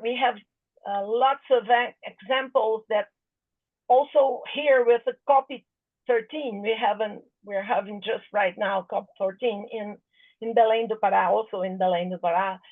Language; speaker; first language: English; non-native, fluent; Portuguese